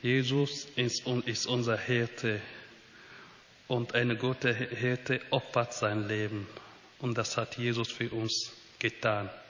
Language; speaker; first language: German; non-native, fluent; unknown